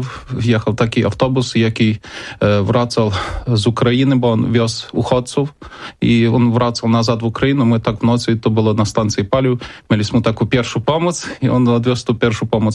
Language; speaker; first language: Polish; non-native, learner; Ukrainian